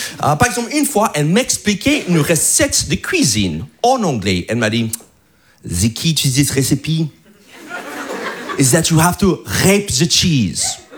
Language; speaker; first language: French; non-native, fluent; English